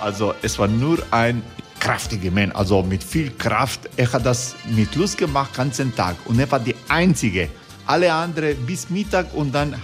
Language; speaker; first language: German; non-native, learner; Croatian